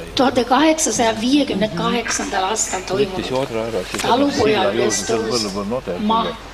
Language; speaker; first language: Estonian; early bilingual, heritage; Estonian